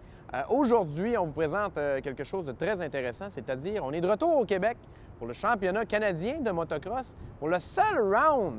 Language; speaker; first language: French; native; French